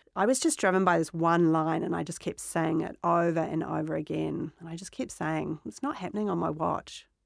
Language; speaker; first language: English; native; English